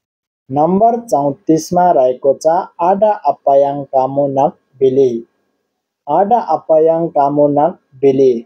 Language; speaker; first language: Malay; non-native, learner; Nepali